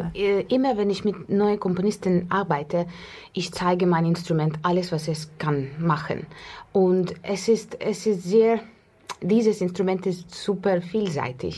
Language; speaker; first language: German; non-native, fluent; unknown